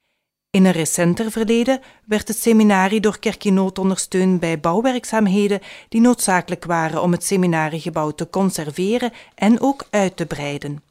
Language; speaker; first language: Dutch; native; Dutch